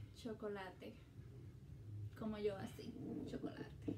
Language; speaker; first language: Spanish; early bilingual, heritage; Spanish